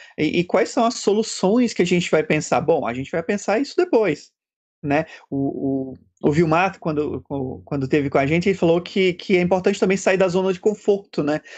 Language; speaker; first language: Portuguese; native; Portuguese